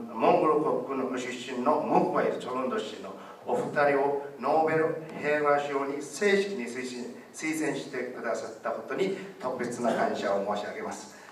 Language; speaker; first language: Japanese; non-native, fluent; Mongolian